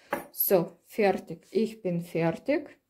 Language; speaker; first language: German; non-native, learner; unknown